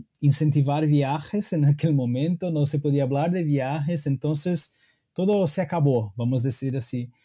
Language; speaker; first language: Spanish; non-native, fluent; Portuguese